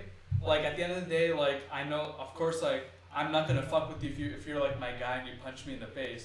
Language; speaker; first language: English; native; English